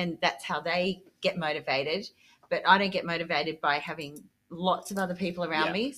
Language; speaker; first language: English; native; English